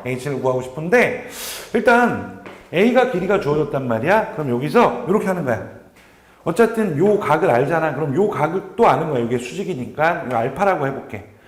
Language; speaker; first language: Korean; native; Korean